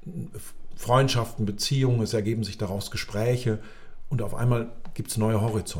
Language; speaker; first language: German; native; German